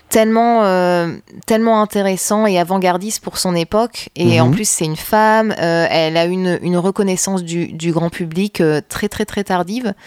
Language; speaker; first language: French; native; French